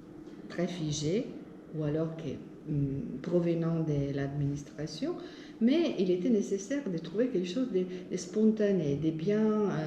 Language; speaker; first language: French; non-native, fluent; Italian